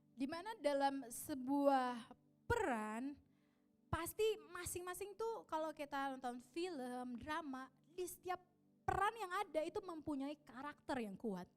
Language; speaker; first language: Indonesian; native; Indonesian